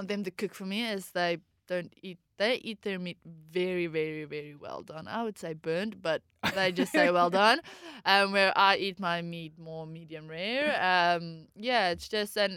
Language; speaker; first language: English; non-native, local second language; Afrikaans